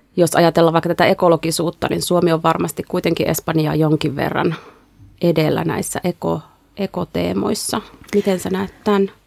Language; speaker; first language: Finnish; native; Finnish